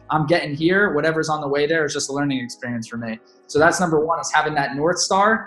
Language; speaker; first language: English; native; English